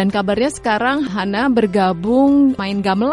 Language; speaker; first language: Indonesian; native; Indonesian